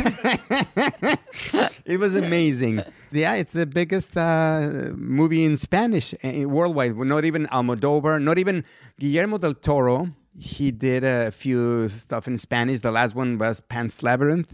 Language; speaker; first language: English; non-native, fluent; Spanish